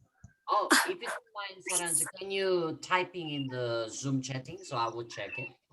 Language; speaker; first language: English; non-native, fluent; Korean